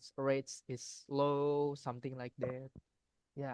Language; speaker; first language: English; non-native, learner; Indonesian